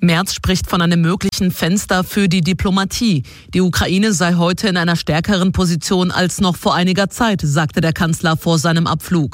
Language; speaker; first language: German; native; German